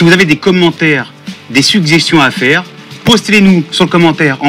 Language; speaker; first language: French; native; French